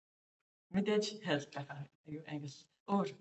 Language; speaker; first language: Mongolian; non-native, learner; English